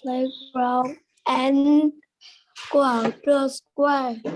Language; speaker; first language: English; non-native, learner; Vietnamese